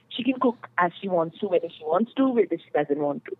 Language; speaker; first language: English; non-native, local second language; Hindi